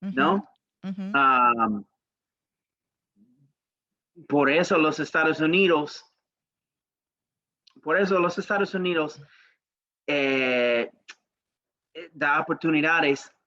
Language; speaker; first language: Spanish; non-native, learner; English